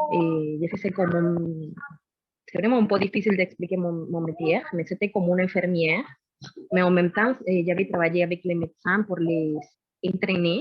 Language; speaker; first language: French; non-native, learner; Spanish